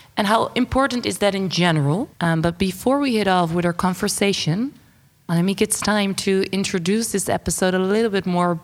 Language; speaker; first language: English; non-native, fluent; Dutch